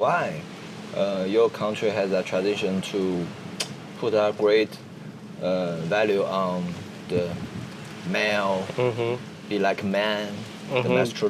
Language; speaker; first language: English; non-native, learner; Chinese